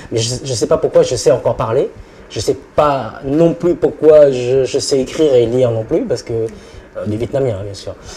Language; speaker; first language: French; non-native, fluent; Vietnamese